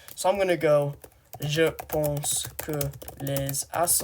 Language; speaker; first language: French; non-native, learner; English